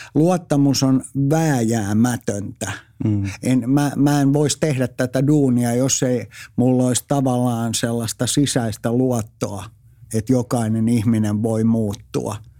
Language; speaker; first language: Finnish; native; Finnish